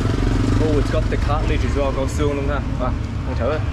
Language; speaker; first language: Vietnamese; early bilingual, heritage; English